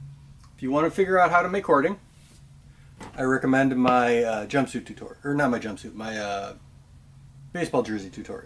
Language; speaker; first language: English; native; English